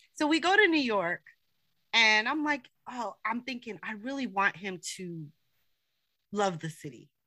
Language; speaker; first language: English; native; English